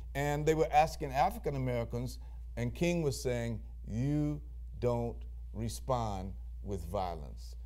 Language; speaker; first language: English; native; English